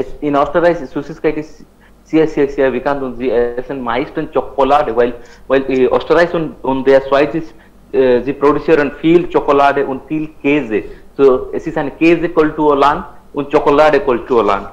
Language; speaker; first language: German; non-native, learner; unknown